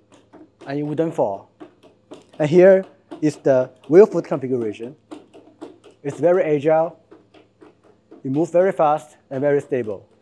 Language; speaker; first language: English; non-native, fluent; Chinese